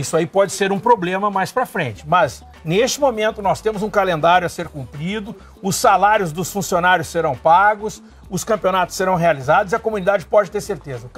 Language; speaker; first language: Portuguese; native; Portuguese